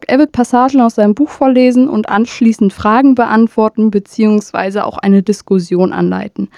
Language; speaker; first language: German; native; German